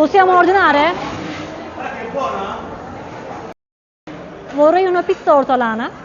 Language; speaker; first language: Italian; non-native, learner; Turkish